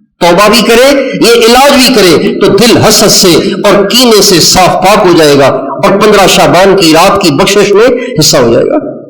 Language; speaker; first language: Urdu; non-native, local second language; Sindhi